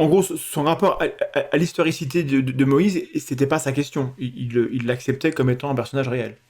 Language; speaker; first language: French; native; French